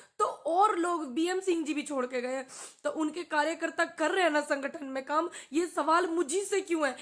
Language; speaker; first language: Hindi; native; Hindi